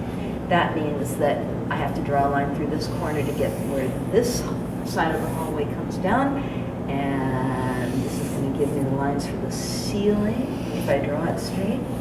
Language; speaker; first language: English; native; English